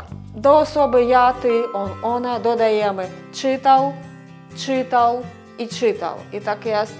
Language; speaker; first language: Polish; non-native, fluent; Russian